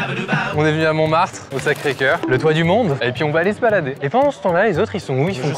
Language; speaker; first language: French; native; French